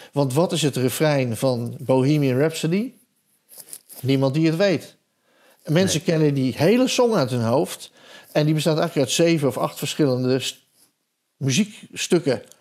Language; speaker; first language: Dutch; native; Dutch